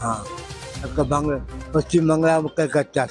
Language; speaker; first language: Hindi; non-native, local second language; Bangla